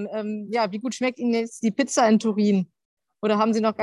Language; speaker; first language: German; native; German